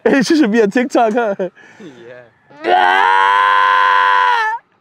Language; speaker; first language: English; early bilingual, other home language; Spanish